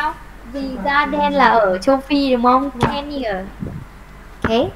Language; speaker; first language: Vietnamese; native; Vietnamese